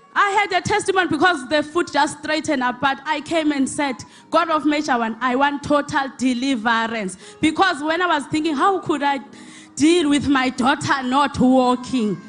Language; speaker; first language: English; non-native, local second language; Xhosa